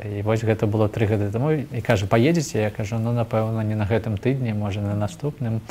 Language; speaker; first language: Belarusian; non-native, local second language; Russian